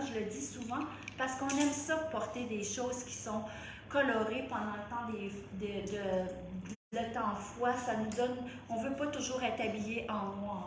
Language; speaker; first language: French; native; French